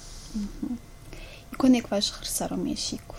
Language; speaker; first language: Portuguese; native; Portuguese